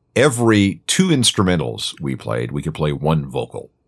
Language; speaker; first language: English; native; English